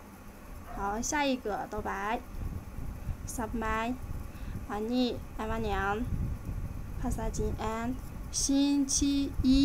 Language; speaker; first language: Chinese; non-native, fluent; Lao